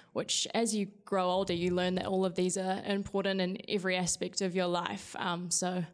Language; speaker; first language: English; native; English